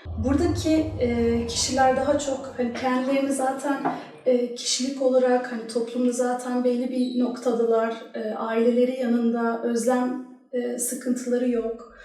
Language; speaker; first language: Turkish; early bilingual, heritage; Turkish